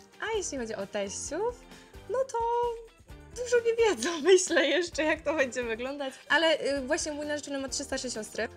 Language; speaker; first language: Polish; native; Polish